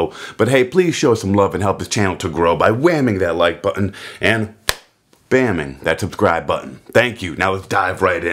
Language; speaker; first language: English; native; English